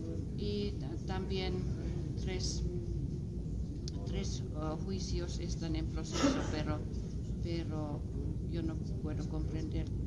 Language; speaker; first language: Spanish; non-native, fluent; Finnish